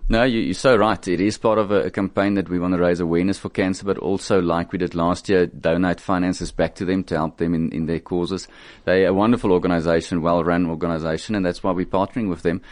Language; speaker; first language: English; non-native, local second language; Afrikaans